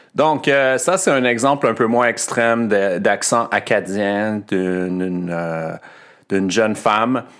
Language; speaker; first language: French; native; French